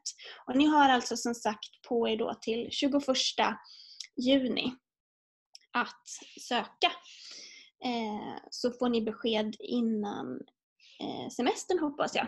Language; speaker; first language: Swedish; native; Swedish